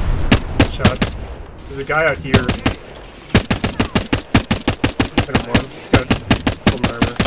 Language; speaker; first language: English; native; English